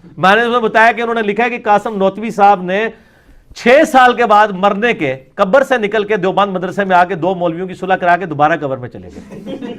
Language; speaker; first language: Urdu; non-native, local second language; Punjabi